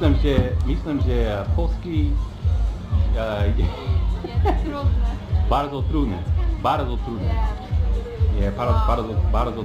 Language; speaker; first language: Polish; non-native, learner; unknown